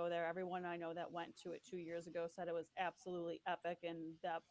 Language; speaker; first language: English; native; English